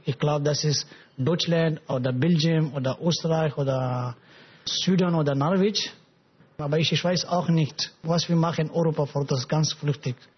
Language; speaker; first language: German; non-native, learner; Pashto